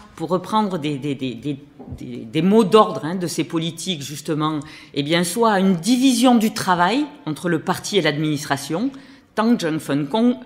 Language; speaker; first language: French; native; French